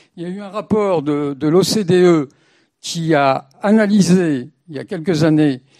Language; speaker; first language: French; native; French